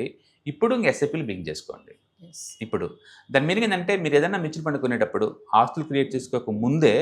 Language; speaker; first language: Telugu; native; Telugu